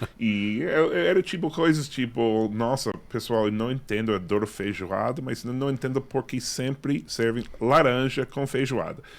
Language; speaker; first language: Portuguese; non-native, fluent; English